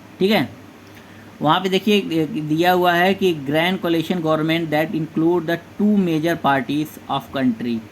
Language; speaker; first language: Hindi; native; Hindi